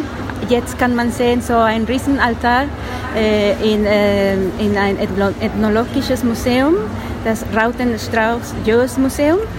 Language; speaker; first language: German; non-native, learner; Spanish